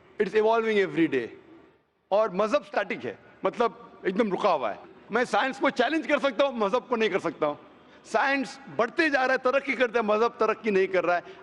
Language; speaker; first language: Hindi; non-native, local second language; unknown